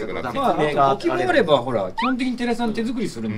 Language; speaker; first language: Japanese; native; Japanese